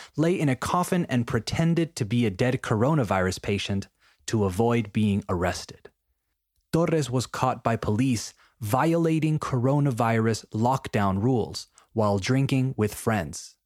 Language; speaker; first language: English; non-native, fluent; Spanish